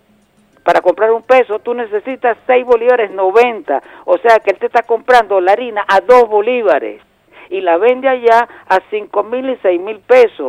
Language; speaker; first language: Spanish; native; Spanish